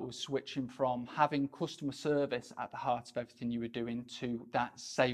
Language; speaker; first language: English; native; English